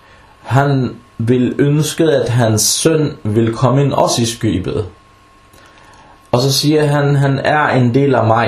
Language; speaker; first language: Danish; non-native, fluent; Arabic